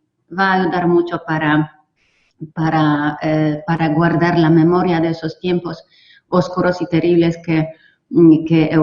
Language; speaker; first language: Spanish; non-native, fluent; Polish